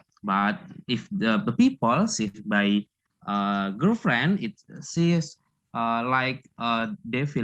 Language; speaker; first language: English; non-native, learner; Indonesian